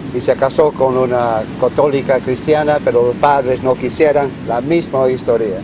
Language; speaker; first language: Spanish; non-native, learner; English